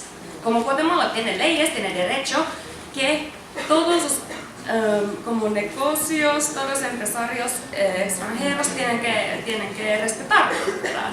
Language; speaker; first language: Spanish; non-native, learner; Finnish